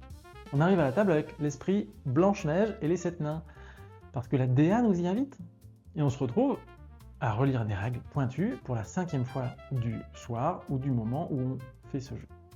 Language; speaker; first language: French; native; French